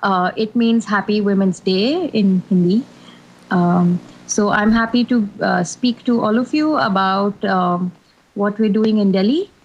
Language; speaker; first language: English; non-native, local second language; Hindi